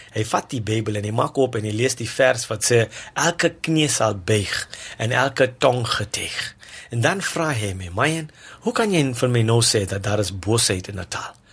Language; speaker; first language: Afrikaans; non-native, local second language; English